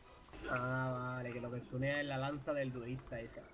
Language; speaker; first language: Spanish; native; Spanish